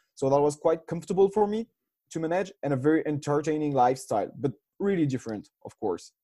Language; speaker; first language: English; non-native, fluent; French